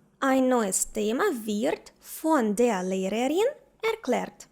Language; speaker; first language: German; non-native, fluent; Ukrainian